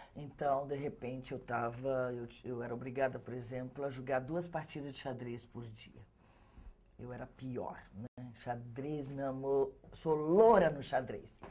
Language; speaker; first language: Portuguese; native; Portuguese